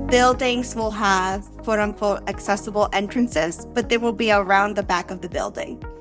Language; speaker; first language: English; early bilingual, other home language; Spanish